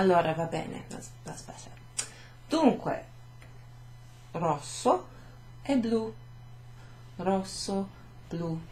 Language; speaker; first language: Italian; non-native, fluent; English